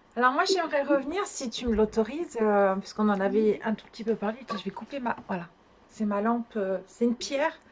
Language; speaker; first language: French; native; French